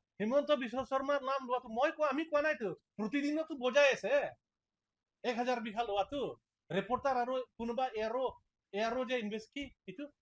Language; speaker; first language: Assamese; non-native, local second language; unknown